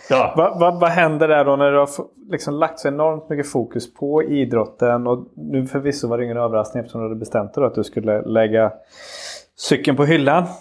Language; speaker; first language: Swedish; native; Swedish